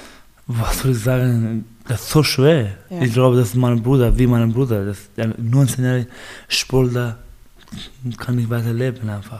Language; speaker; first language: German; non-native, learner; Baluchi